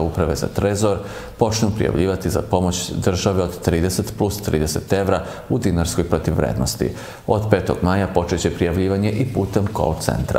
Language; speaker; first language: Serbian; native; Serbian